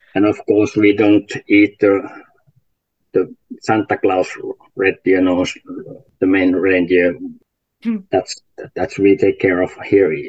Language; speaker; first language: English; non-native, learner; Finnish